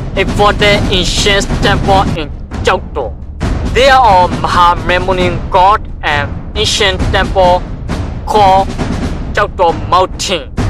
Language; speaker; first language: English; non-native, learner; Burmese